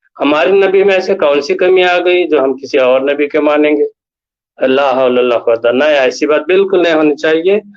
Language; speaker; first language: Urdu; native; Urdu